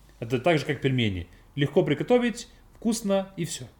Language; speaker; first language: Russian; non-native, learner; English